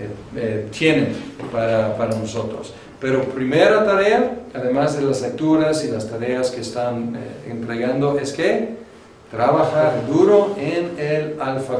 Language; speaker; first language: Spanish; non-native, fluent; English